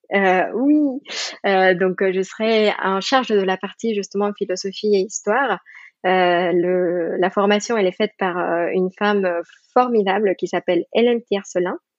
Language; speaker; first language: French; non-native, fluent; Spanish